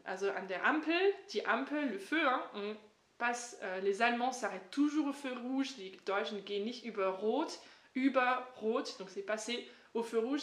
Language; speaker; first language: French; native; French